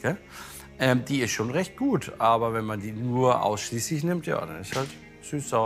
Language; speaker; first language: German; native; German